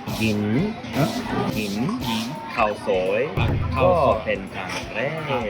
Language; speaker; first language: Thai; non-native, learner; Japanese